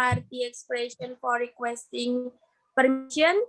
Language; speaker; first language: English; non-native, learner; Indonesian